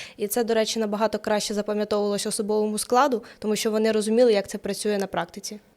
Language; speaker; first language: Ukrainian; native; Ukrainian